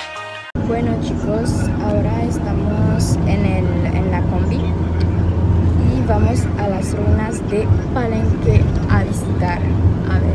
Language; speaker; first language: Spanish; non-native, fluent; French